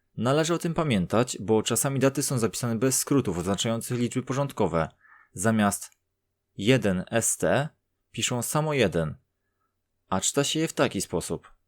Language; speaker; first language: Polish; native; Polish